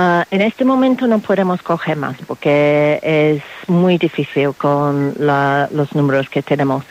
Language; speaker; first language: Spanish; non-native, learner; English